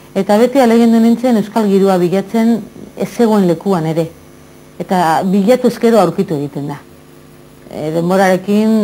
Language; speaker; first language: Basque; non-native, local second language; Spanish